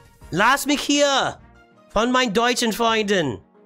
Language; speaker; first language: German; non-native, learner; English